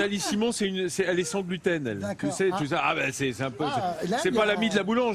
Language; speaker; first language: French; native; French